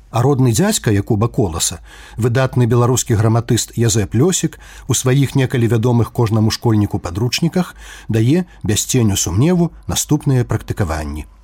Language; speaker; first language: Belarusian; native; Belarusian